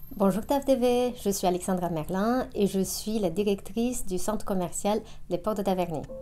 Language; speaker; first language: French; non-native, fluent; Romanian